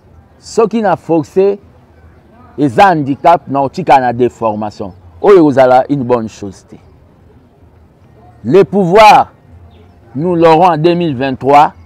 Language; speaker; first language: French; non-native, local second language; Lingala